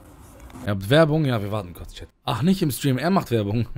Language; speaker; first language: German; native; German